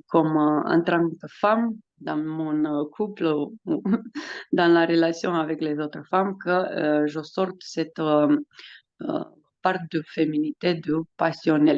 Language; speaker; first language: French; non-native, fluent; Romanian